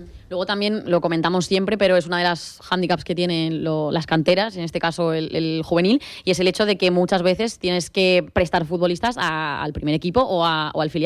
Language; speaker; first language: Spanish; native; Spanish